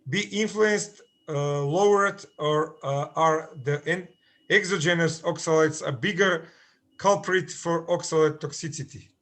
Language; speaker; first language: English; non-native, fluent; Macedonian